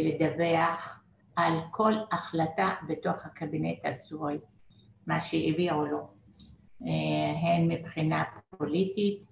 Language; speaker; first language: Hebrew; non-native, fluent; Arabic